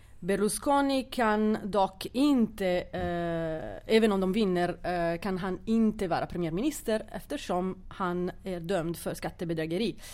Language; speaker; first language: Swedish; non-native, fluent; Italian